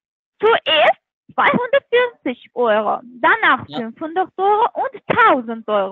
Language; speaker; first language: German; non-native, learner; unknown